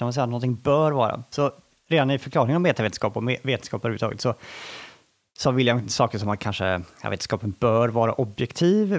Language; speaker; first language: Swedish; native; Swedish